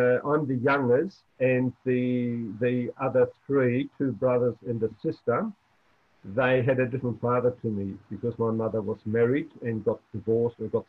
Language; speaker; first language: English; non-native, fluent; German